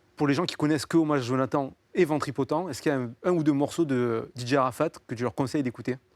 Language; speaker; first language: French; native; French